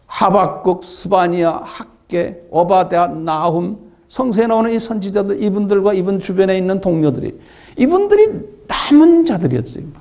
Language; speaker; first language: Korean; native; Korean